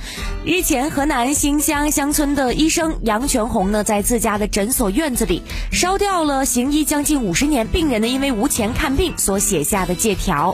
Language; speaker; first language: Chinese; native; Chinese